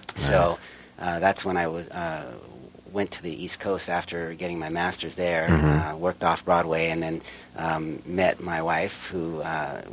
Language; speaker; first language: English; native; English